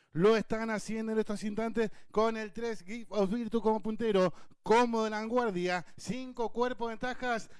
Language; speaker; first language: Spanish; native; Spanish